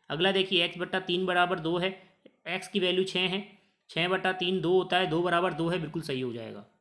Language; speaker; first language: Hindi; native; Hindi